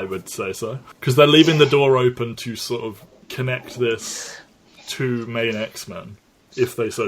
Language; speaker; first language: English; native; English